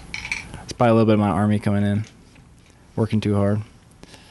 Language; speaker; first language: English; native; English